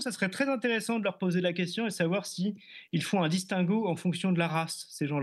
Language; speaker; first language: French; native; French